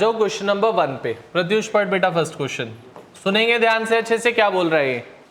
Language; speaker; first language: Hindi; native; Hindi